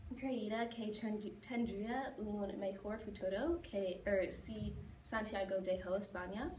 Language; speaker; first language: Spanish; non-native, learner; English